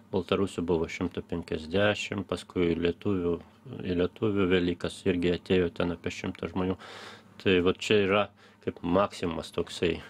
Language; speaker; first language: Lithuanian; early bilingual, heritage; Lithuanian